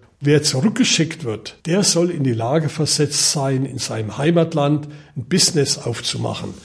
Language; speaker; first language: German; native; German